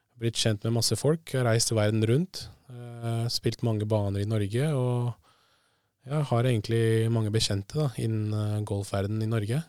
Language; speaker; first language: Norwegian; early bilingual, other home language; Spanish